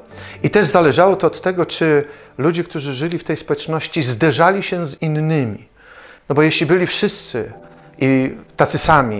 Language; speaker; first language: Polish; native; Polish